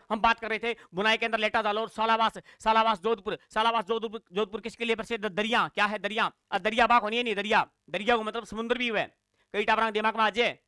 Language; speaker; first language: Hindi; native; Hindi